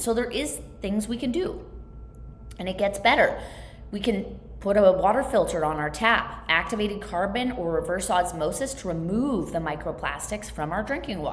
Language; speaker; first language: English; native; English